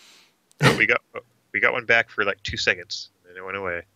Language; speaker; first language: English; native; English